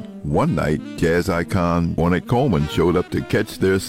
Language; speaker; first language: English; native; English